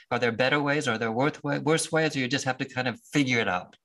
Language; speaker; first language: English; native; English